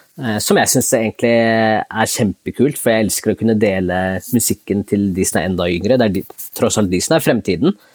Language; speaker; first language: Norwegian; early bilingual, other home language; Spanish